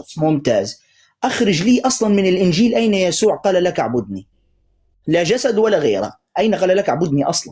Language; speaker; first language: Arabic; native; Arabic